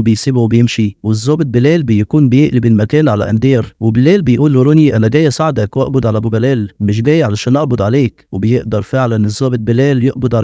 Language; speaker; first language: Arabic; native; Arabic